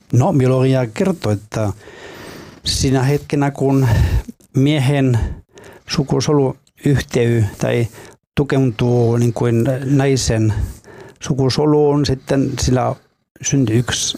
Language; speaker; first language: Finnish; non-native, fluent; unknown